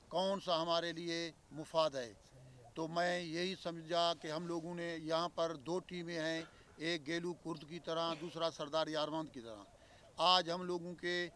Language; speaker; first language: Urdu; non-native, local second language; Baluchi